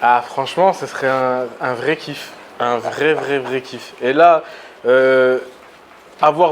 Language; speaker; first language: French; native; French